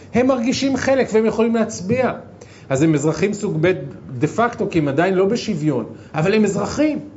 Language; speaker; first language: Hebrew; native; Hebrew